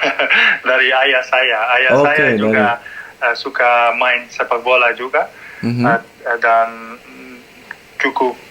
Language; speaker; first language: Indonesian; non-native, learner; Dutch